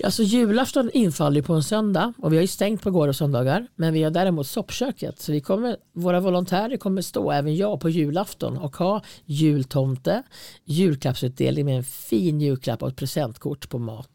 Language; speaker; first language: Swedish; native; Swedish